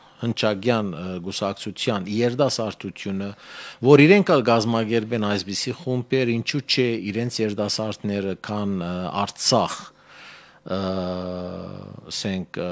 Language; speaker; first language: Armenian; early bilingual, heritage; Armenian